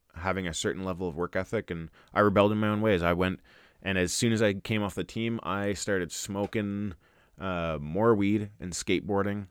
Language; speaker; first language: English; native; English